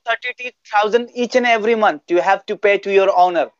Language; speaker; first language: English; non-native, fluent; Bangla